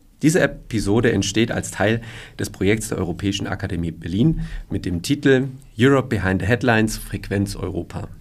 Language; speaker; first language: German; native; German